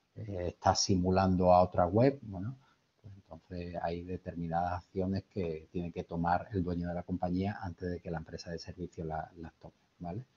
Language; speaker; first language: Spanish; native; Spanish